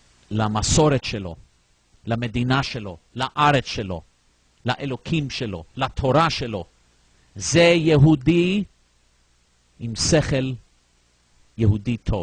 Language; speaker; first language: Hebrew; non-native, fluent; English